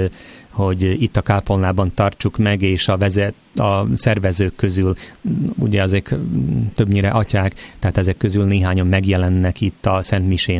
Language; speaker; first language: Hungarian; native; Hungarian